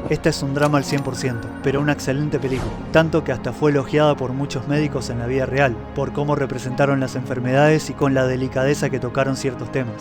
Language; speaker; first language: Spanish; native; Spanish